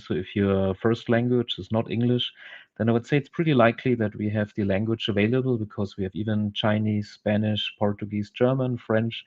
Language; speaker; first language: English; non-native, fluent; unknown